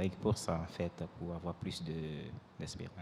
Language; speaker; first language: French; non-native, local second language; Fula